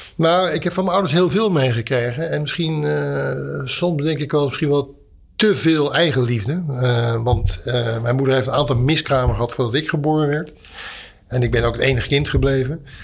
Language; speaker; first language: Dutch; native; Dutch